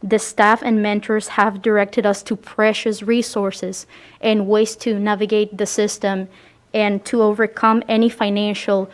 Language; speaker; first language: English; early bilingual, other home language; Spanish